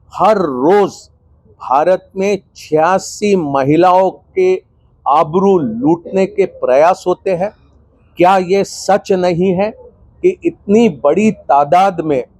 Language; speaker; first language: Hindi; non-native, local second language; Gujarati